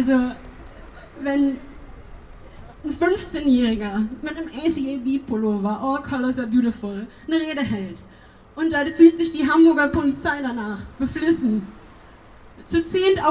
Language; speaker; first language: German; early bilingual, other home language; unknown